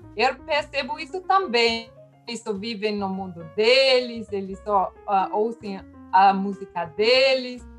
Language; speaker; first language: Portuguese; non-native, fluent; German